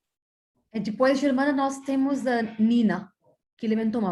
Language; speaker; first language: Portuguese; non-native, fluent; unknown